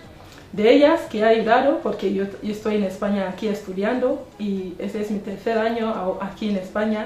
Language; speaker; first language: Spanish; non-native, fluent; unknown